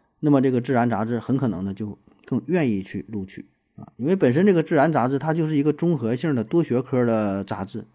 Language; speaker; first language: Chinese; native; Chinese